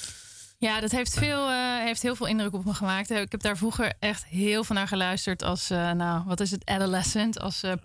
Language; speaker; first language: Dutch; native; Dutch